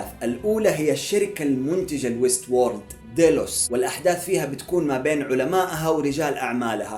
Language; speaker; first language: Arabic; native; Arabic